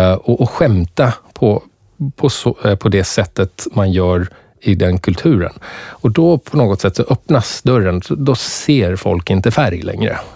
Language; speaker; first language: Swedish; early bilingual, other home language; Persian